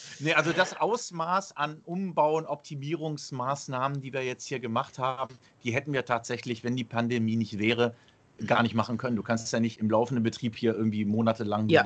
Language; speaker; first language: German; early bilingual, other home language; Arabic